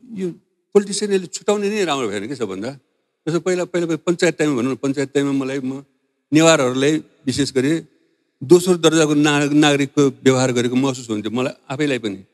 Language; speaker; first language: Nepali; non-native, local second language; Newari